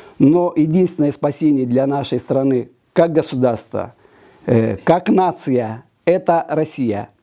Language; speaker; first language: Russian; non-native, local second language; Romanian